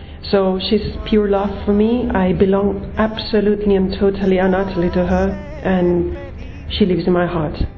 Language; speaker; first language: English; non-native, fluent; Spanish